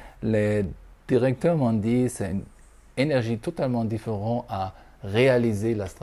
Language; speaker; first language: French; non-native, fluent; German